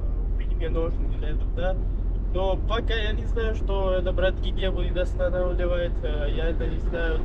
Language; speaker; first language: Russian; non-native, learner; Kyrgyz